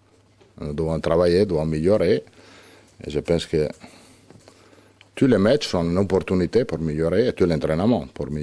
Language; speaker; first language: French; non-native, learner; Italian